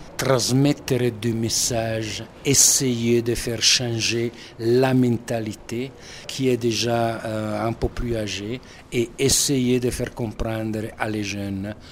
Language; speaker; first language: French; non-native, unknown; Italian